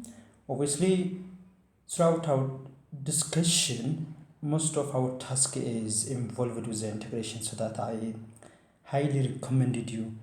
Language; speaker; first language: English; non-native, fluent; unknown